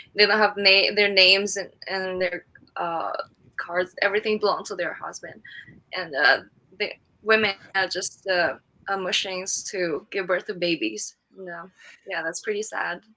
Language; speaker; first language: English; non-native, fluent; Chinese